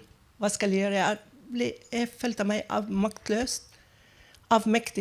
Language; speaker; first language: Norwegian; non-native, fluent; Arabic